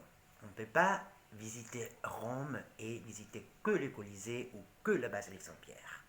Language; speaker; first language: French; non-native, learner; Italian